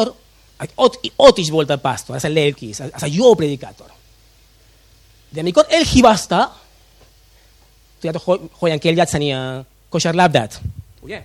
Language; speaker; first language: Hungarian; non-native, fluent; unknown